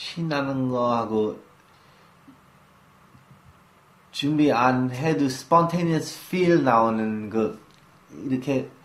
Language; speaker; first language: Korean; early bilingual, heritage; English